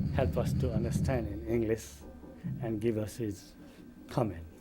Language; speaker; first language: English; non-native, local second language; Nepali